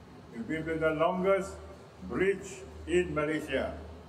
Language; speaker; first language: English; non-native, local second language; Malay